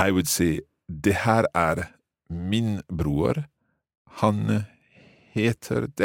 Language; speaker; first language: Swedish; non-native, learner; English